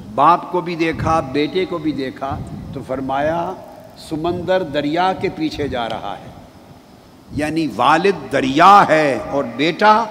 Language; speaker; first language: Urdu; non-native, local second language; Punjabi